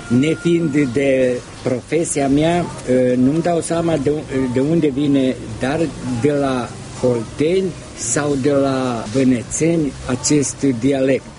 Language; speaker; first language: Romanian; native; Romanian